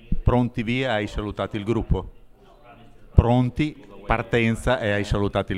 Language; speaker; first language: Italian; native; Italian